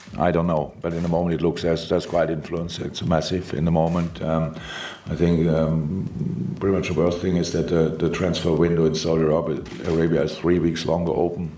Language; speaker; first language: English; non-native, fluent; German